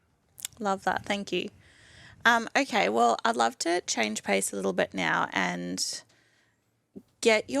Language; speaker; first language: English; native; English